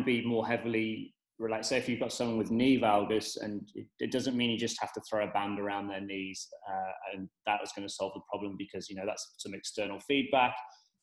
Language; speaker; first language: English; native; English